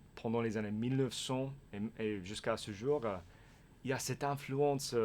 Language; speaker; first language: French; non-native, fluent; English